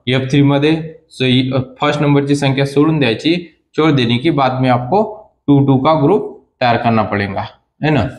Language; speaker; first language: Hindi; non-native, local second language; Marathi